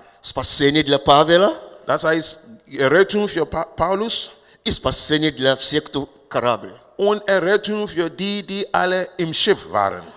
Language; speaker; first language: German; non-native, learner; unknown